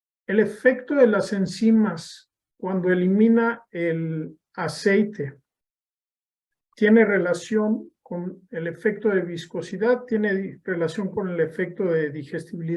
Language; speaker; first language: Spanish; native; Spanish